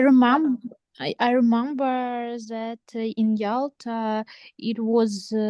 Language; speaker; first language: English; non-native, learner; Ukrainian